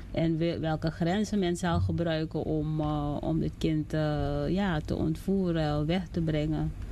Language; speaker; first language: Dutch; native; Dutch